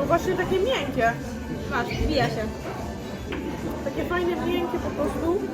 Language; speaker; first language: Polish; native; Polish